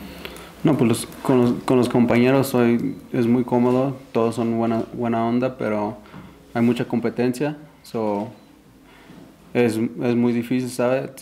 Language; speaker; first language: Spanish; early bilingual, heritage; Spanish